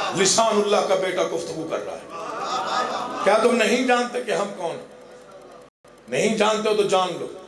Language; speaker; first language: Urdu; non-native, local second language; Saraiki